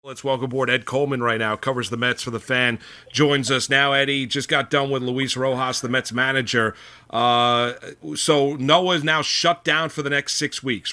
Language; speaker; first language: English; native; English